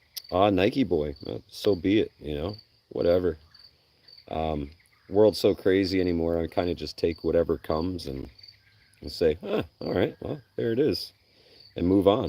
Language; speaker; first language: English; native; English